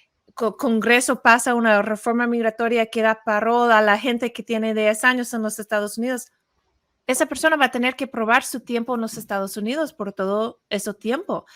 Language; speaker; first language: Spanish; non-native, fluent; English